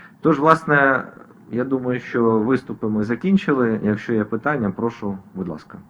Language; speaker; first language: Ukrainian; native; Ukrainian